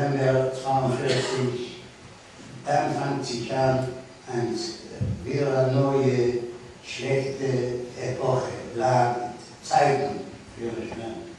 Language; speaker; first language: German; non-native, learner; Yiddish